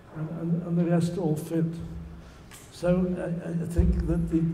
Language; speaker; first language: English; native; English